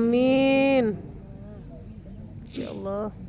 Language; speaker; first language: Indonesian; native; Indonesian